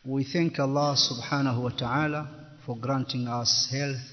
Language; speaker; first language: English; non-native, local second language; Swahili